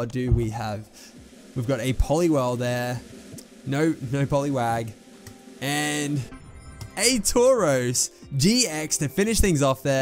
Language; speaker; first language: English; native; English